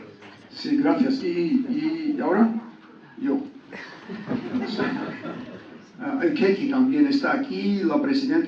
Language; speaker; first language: Spanish; non-native, learner; Georgian